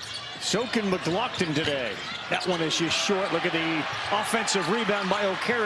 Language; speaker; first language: English; native; English